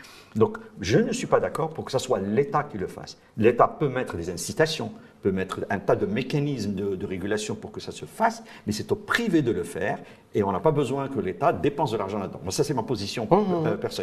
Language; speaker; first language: French; non-native, local second language; Arabic